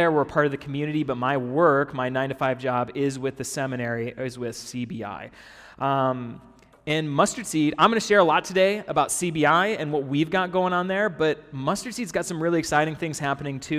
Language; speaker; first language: English; native; English